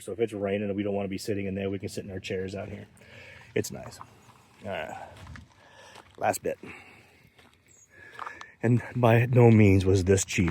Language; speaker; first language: English; native; English